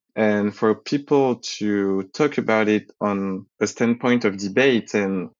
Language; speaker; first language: English; early bilingual, other home language; French